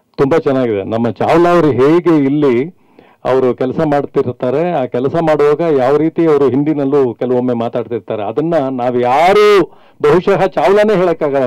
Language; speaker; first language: Kannada; native; Kannada